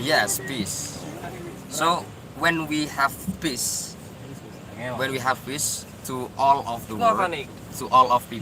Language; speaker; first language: English; non-native, learner; Indonesian